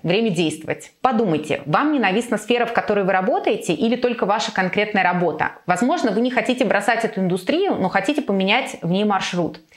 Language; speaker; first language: Russian; native; Russian